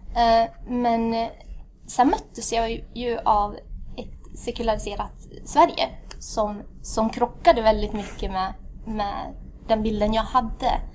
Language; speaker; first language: Swedish; early bilingual, other home language; Tigrinya